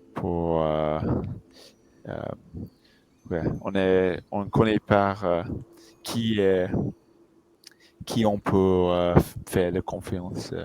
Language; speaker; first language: French; non-native, learner; English